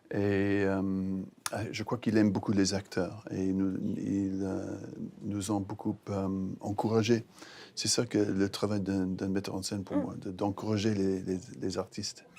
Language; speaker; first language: French; non-native, fluent; English